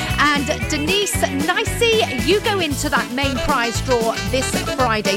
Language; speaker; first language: English; native; English